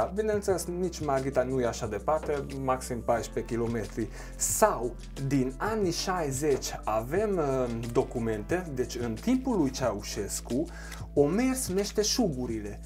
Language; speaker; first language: Romanian; non-native, local second language; Hungarian